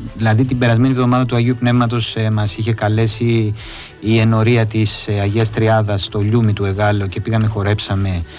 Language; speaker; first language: Greek; native; Greek